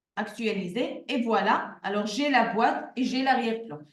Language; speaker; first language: French; non-native, local second language; Arabic